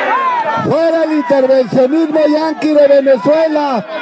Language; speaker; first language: Spanish; native; Spanish